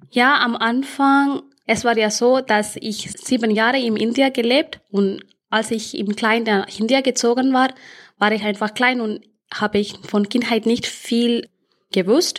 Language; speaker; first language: German; early bilingual, other home language; Tamil